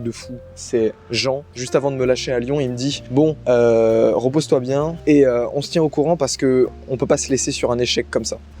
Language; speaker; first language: French; native; French